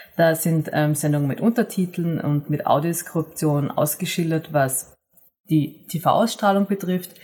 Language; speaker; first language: German; native; German